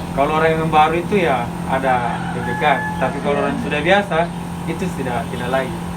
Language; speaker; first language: Indonesian; non-native, local second language; Buginese